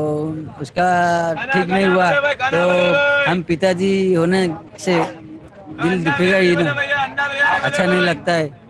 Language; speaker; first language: Hindi; non-native, local second language; Odia